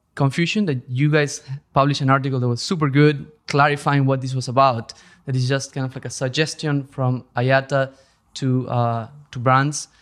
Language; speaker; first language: English; non-native, fluent; Spanish